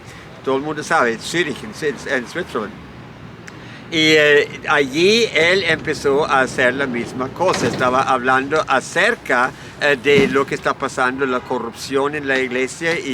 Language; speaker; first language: Spanish; non-native, fluent; English